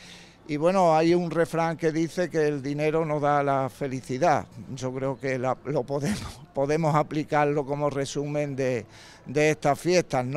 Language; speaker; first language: Spanish; native; Spanish